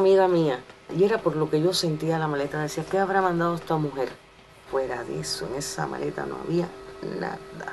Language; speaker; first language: Spanish; native; Spanish